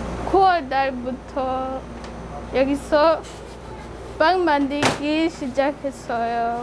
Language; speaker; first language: Korean; non-native, fluent; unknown